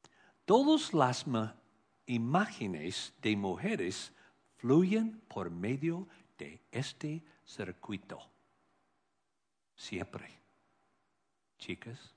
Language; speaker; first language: Spanish; non-native, learner; English